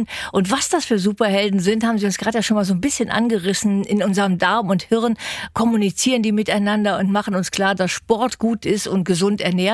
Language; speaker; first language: German; native; German